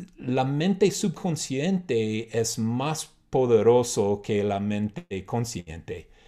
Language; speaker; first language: Spanish; non-native, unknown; English